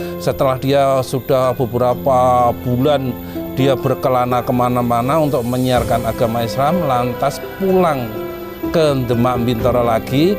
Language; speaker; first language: Indonesian; non-native, local second language; Javanese